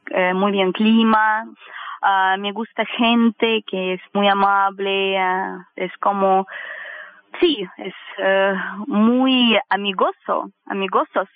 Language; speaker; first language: Spanish; non-native, learner; Russian